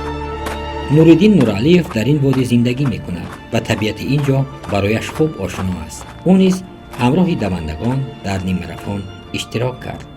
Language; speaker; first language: Persian; native; Persian